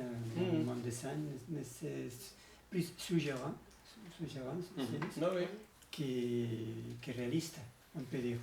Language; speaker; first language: French; non-native, learner; Spanish